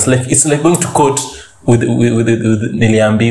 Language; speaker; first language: English; non-native, local second language; Luo (Kenya and Tanzania)